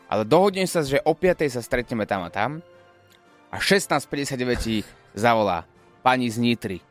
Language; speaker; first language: Slovak; native; Slovak